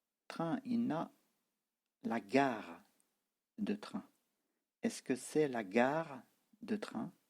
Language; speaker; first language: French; non-native, fluent; Tibetan